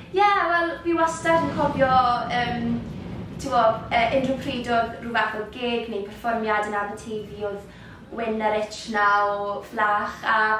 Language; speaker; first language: Welsh; native; Welsh